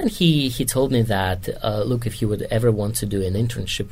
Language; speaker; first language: English; non-native, fluent; Kazakh